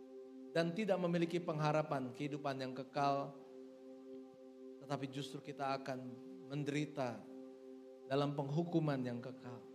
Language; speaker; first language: Indonesian; native; Indonesian